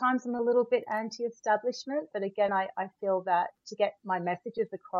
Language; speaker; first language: English; native; English